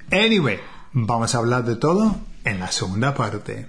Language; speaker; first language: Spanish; non-native, fluent; English